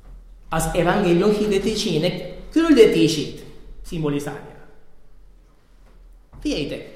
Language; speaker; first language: Hungarian; non-native, fluent; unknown